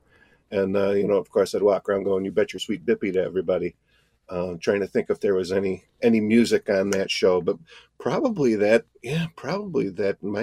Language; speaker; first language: English; native; English